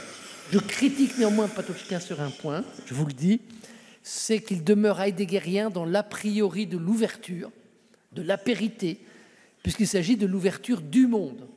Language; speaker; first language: French; native; French